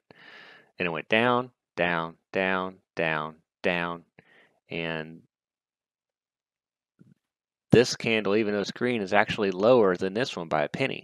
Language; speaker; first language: English; native; English